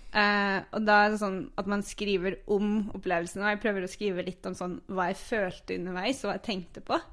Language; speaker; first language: Norwegian; early bilingual, other home language; English